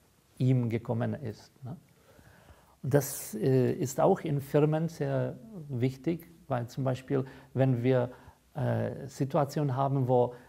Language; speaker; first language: German; non-native, fluent; Czech